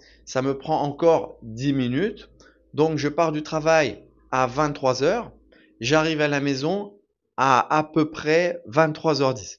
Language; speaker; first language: French; native; French